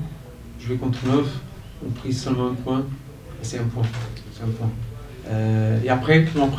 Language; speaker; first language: French; non-native, fluent; Portuguese